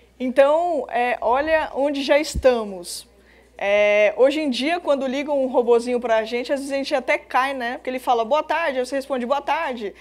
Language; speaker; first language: Portuguese; native; Portuguese